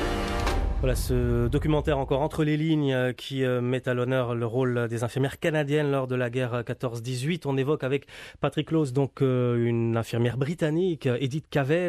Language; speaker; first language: French; native; French